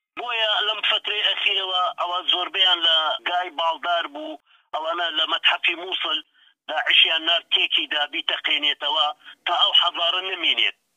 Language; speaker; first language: Central Kurdish; non-native, local second language; Arabic